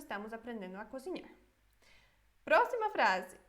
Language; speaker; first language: Portuguese; non-native, fluent; Polish